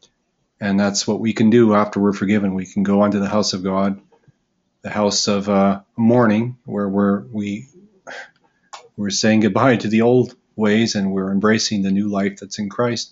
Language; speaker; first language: English; native; English